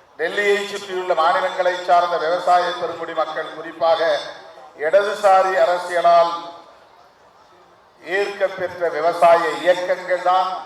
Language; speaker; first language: Tamil; native; Tamil